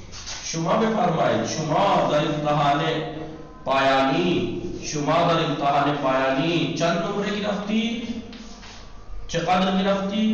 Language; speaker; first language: Persian; non-native, fluent; Urdu